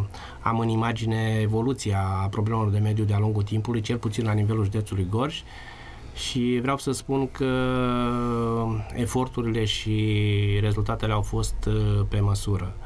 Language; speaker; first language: Romanian; native; Romanian